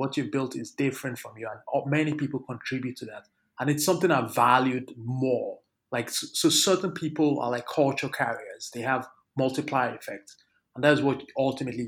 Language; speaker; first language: English; non-native, local second language; Yoruba